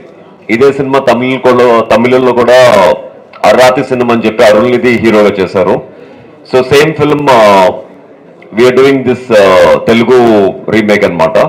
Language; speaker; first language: Telugu; native; Telugu